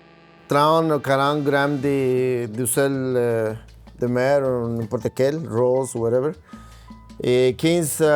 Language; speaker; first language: French; non-native, fluent; Spanish